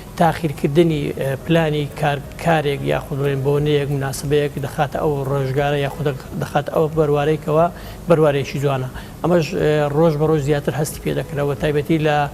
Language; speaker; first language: Central Kurdish; native; Central Kurdish